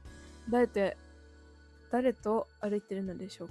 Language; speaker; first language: Japanese; native; Japanese